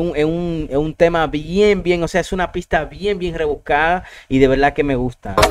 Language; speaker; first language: Spanish; native; Spanish